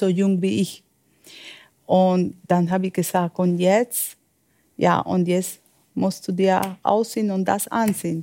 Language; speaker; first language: German; non-native, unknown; Spanish